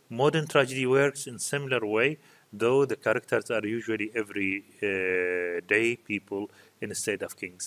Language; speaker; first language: English; non-native, fluent; Arabic